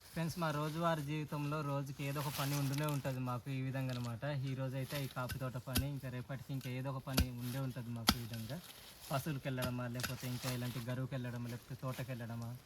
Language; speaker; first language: Telugu; non-native, local second language; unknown